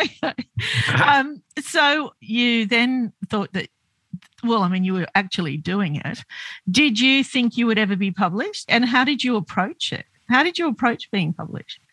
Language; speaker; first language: English; native; English